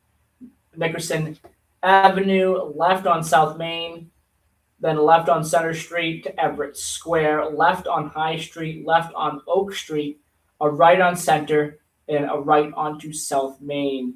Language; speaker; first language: English; native; English